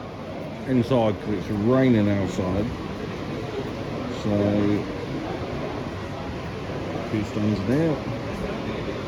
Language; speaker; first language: English; native; English